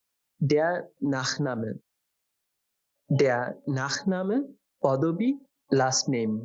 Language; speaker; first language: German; non-native, fluent; Bangla